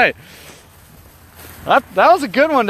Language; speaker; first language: English; native; English